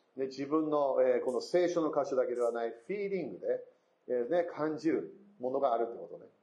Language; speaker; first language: Japanese; non-native, fluent; English